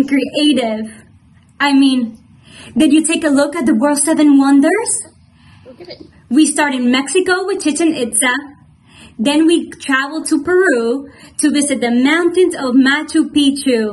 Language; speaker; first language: English; non-native, fluent; Spanish